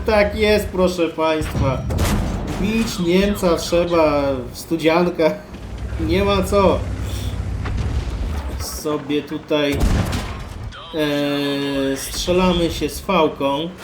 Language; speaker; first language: Polish; native; Polish